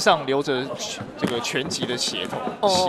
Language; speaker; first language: Chinese; native; Chinese